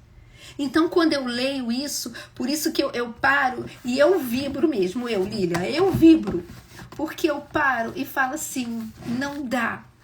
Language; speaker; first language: Portuguese; native; Portuguese